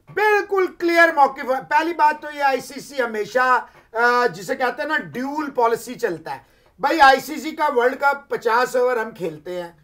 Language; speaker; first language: Urdu; native; Urdu